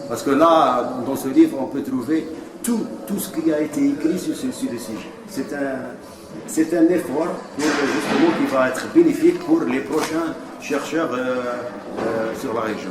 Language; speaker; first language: French; non-native, local second language; Arabic